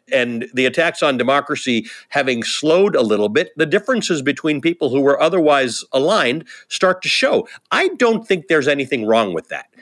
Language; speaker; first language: English; native; English